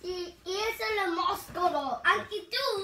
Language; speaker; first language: Italian; early bilingual, other home language; Filipino